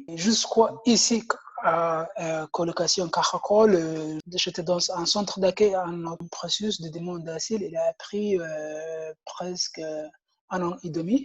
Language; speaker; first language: French; non-native, learner; Somali